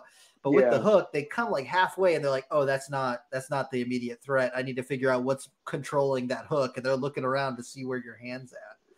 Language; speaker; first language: English; native; English